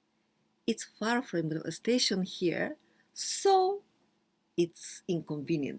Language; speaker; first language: English; non-native, fluent; Japanese